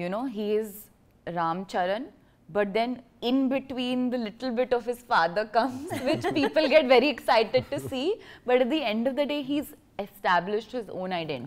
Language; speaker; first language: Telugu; non-native, local second language; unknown